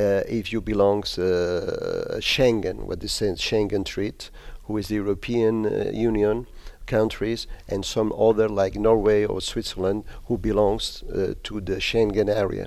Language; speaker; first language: English; non-native, learner; Spanish